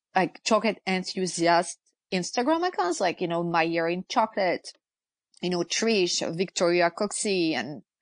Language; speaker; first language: English; non-native, fluent; French